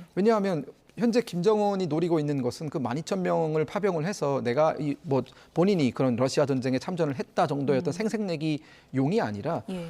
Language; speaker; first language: Korean; native; Korean